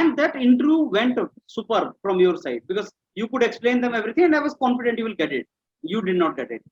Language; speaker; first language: English; non-native, local second language; Hindi